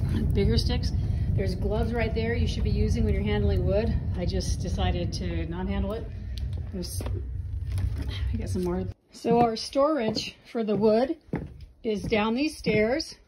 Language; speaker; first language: English; native; English